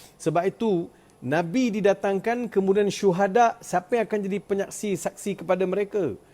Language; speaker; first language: Malay; non-native, local second language; Tamil